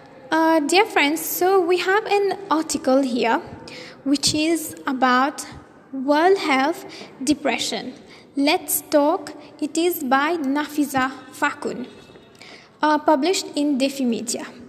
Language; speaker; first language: English; non-native, local second language; Morisyen